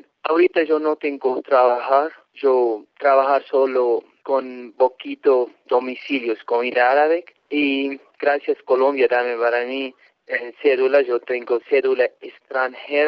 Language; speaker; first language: Spanish; non-native, learner; Arabic